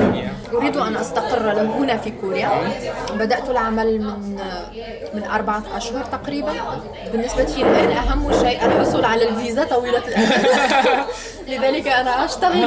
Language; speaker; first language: Arabic; native; Arabic